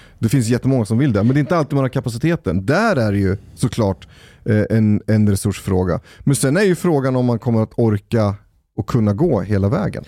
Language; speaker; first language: Swedish; native; Swedish